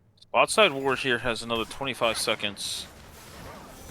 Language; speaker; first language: English; native; English